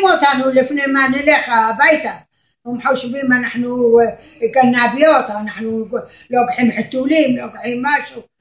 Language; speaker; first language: Hebrew; non-native, learner; Arabic